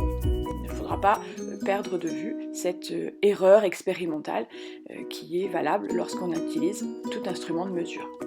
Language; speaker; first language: French; native; French